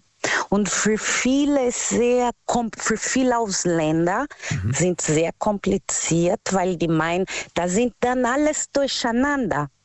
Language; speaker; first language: German; non-native, fluent; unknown